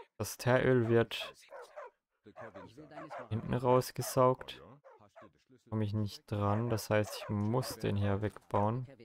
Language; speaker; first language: German; native; German